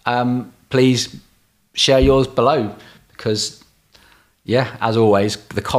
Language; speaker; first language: English; native; English